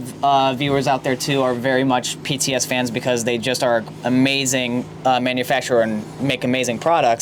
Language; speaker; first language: English; native; English